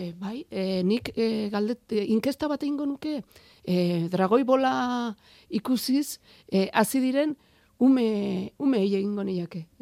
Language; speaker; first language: Basque; native; Basque